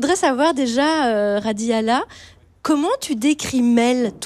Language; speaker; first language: French; native; French